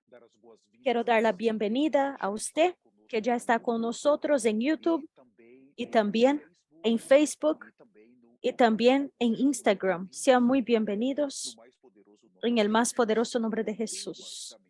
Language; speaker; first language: Spanish; non-native, fluent; Portuguese